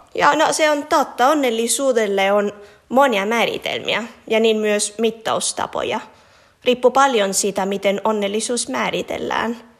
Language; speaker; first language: Finnish; non-native, fluent; Italian